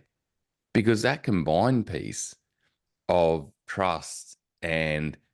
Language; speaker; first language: English; native; English